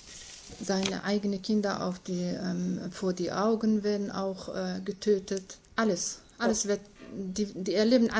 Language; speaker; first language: German; non-native, learner; Kurdish